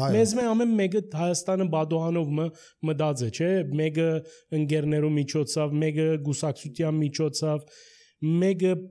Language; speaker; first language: Armenian; early bilingual, heritage; Armenian